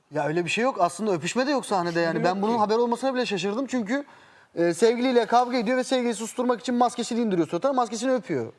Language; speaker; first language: Turkish; native; Turkish